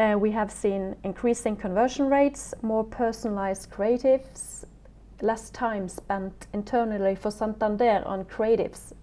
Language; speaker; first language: English; non-native, fluent; Norwegian